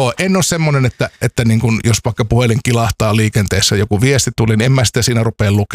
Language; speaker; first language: Finnish; native; Finnish